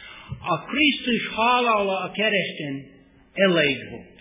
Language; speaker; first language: Hungarian; non-native, fluent; English